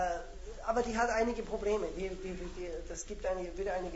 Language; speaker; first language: German; native; German